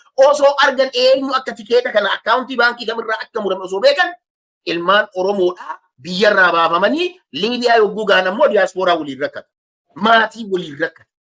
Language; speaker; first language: Oromo; native; Oromo